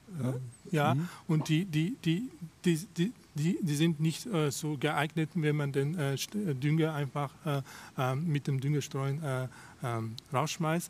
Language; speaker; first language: German; non-native, fluent; Russian